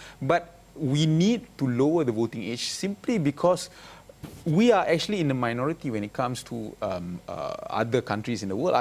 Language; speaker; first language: English; non-native, local second language; Malay